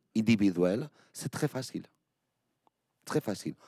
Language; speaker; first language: French; non-native, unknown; Spanish